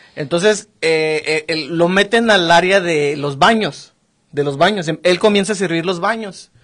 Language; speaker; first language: Spanish; native; Spanish